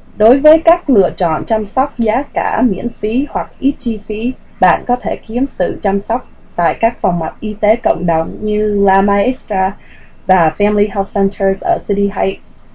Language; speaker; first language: Vietnamese; early bilingual, heritage; Vietnamese